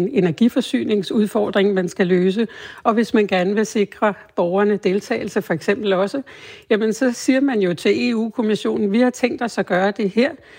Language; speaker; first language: Danish; native; Danish